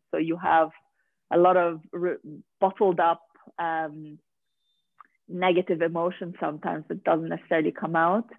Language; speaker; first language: English; non-native, fluent; Arabic